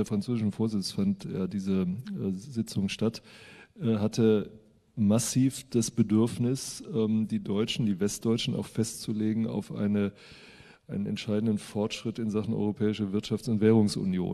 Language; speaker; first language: German; native; German